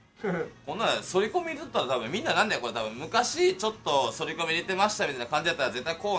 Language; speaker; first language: Japanese; native; Japanese